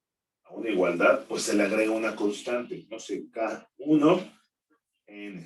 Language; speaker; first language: Spanish; native; Spanish